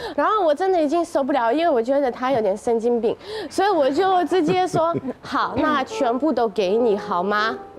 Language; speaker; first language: Chinese; non-native, fluent; Russian